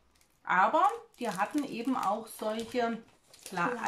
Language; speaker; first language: German; native; German